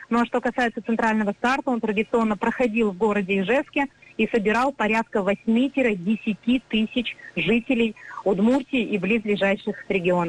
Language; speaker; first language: Russian; native; Russian